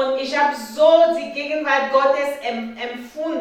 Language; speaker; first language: German; non-native, learner; French